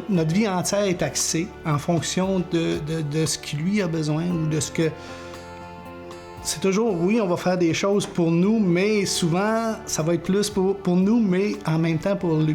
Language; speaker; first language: French; native; French